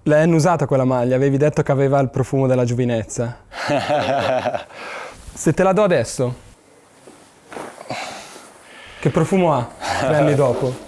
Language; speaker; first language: Italian; native; Italian